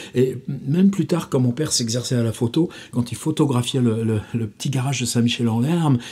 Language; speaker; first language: French; native; French